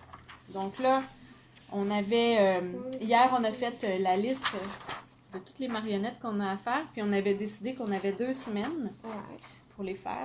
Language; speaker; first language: French; native; French